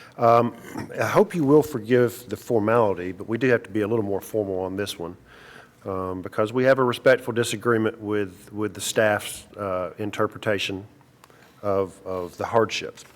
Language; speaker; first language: English; native; English